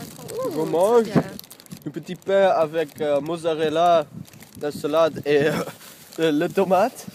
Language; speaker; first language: French; non-native, learner; Dutch